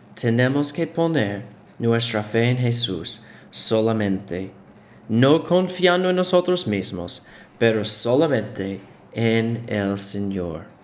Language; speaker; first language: Spanish; non-native, fluent; English